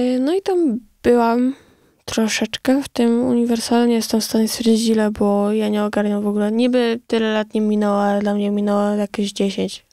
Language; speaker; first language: Polish; early bilingual, other home language; Romany